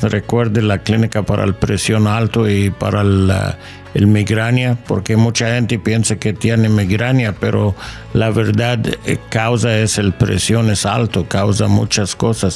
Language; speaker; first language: Spanish; non-native, learner; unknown